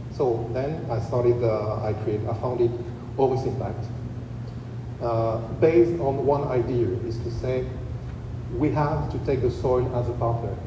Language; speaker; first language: English; non-native, fluent; French